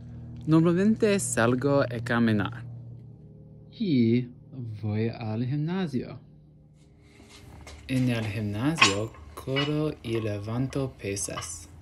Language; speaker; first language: Spanish; non-native, learner; English